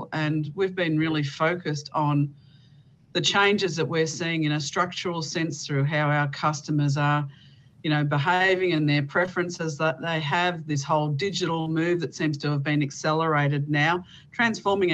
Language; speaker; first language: English; native; English